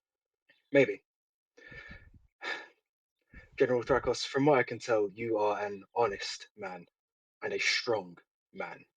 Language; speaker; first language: English; native; English